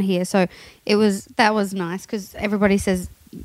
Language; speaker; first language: English; native; English